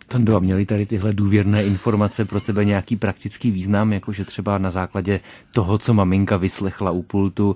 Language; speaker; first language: Czech; native; Czech